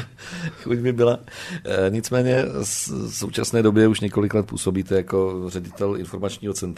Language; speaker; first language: Czech; native; Czech